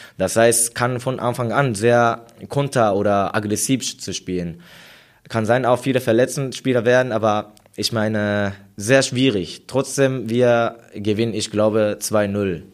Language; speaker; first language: German; non-native, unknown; Japanese